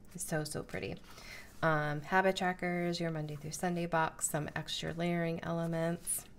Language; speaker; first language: English; native; English